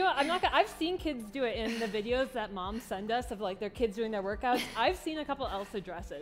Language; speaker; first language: English; native; English